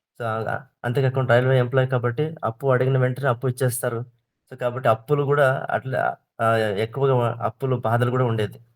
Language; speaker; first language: Telugu; non-native, local second language; Kannada